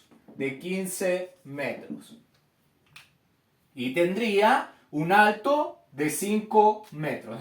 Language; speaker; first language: Spanish; native; Spanish